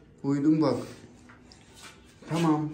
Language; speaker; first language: Turkish; non-native, learner; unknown